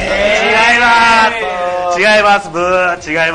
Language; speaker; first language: Japanese; native; Japanese